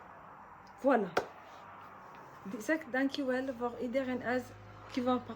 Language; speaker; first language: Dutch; non-native, learner; French